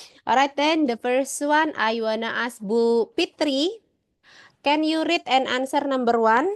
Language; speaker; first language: English; non-native, learner; Indonesian